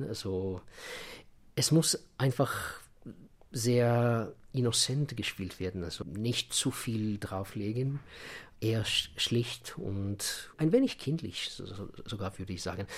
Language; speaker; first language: German; non-native, fluent; Russian